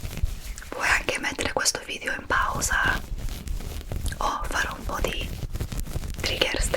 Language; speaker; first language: Italian; non-native, fluent; English